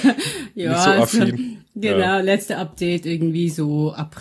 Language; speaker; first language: German; early bilingual, other home language; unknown